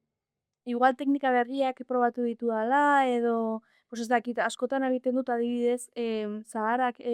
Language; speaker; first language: Basque; non-native, local second language; Spanish